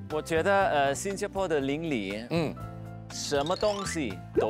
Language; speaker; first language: Chinese; non-native, fluent; German